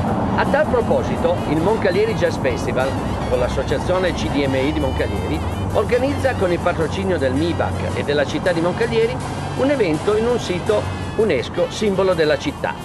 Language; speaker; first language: Italian; native; Italian